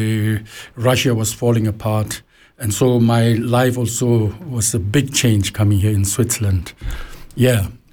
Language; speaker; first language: English; non-native, local second language; Tibetan